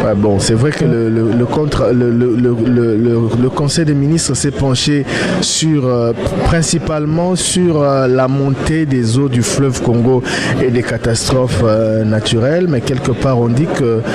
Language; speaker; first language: French; non-native, local second language; Lingala